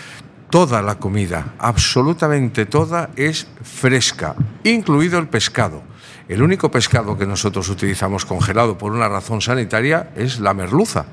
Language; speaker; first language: Spanish; native; Spanish